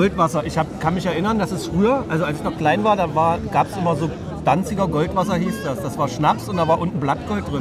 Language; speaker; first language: German; native; German